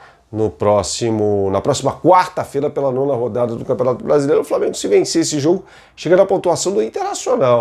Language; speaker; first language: Portuguese; native; Portuguese